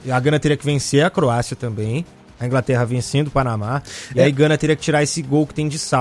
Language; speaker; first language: Portuguese; native; Portuguese